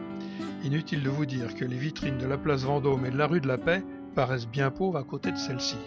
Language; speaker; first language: French; native; French